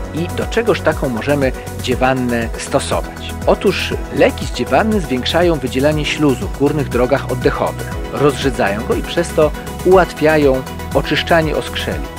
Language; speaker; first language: Polish; native; Polish